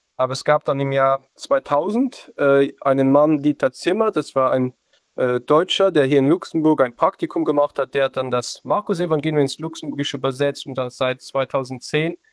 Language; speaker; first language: German; non-native, local second language; Luxembourgish